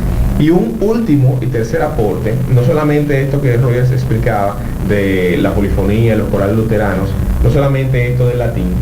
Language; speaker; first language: Spanish; native; Spanish